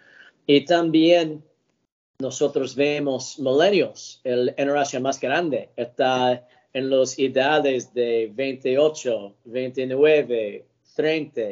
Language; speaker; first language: Spanish; early bilingual, heritage; English